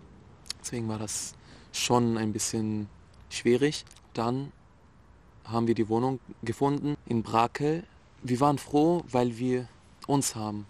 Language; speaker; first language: German; non-native, fluent; Arabic